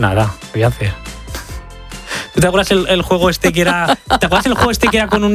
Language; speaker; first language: Spanish; native; Spanish